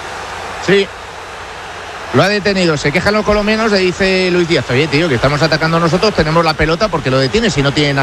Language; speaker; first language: Spanish; native; Spanish